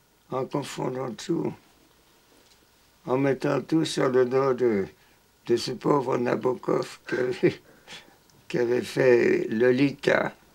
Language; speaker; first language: French; non-native, fluent; German